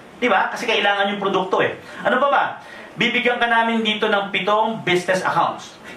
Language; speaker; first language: Filipino; native; Filipino